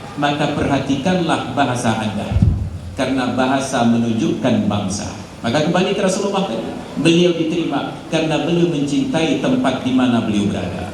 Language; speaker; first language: Malay; non-native, local second language; Achinese